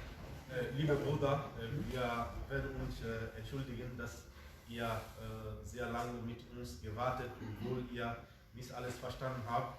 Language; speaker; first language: German; non-native, fluent; Fula